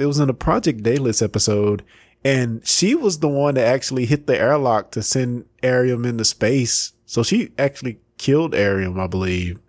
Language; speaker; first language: English; native; English